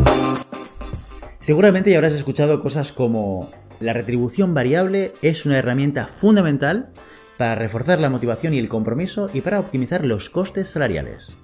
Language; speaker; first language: Spanish; native; Spanish